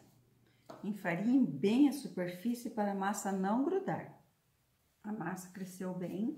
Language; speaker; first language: Portuguese; native; Portuguese